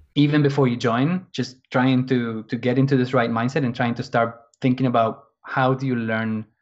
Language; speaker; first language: English; non-native, fluent; Spanish